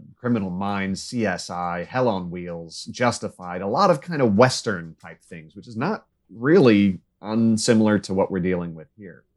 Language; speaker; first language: English; native; English